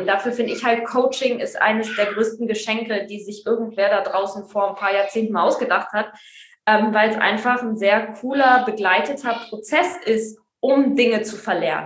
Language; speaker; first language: German; native; German